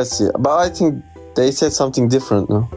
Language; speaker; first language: English; non-native, fluent; Turkish